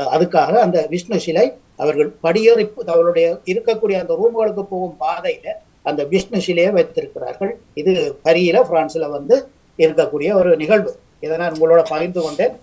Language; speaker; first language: Tamil; native; Tamil